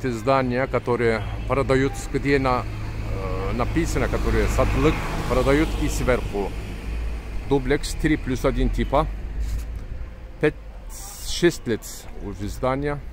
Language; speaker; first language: Russian; non-native, learner; Turkish